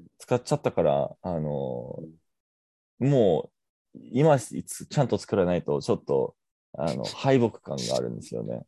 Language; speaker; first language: Japanese; non-native, fluent; English